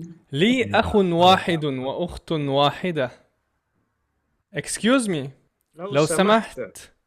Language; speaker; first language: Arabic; non-native, learner; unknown